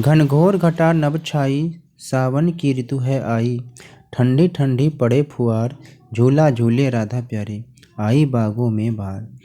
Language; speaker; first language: Hindi; native; Hindi